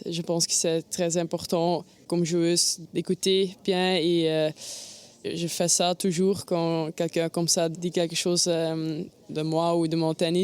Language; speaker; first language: French; non-native, learner; Dutch